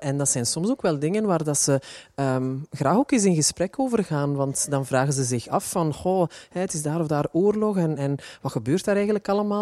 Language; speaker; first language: Dutch; native; Dutch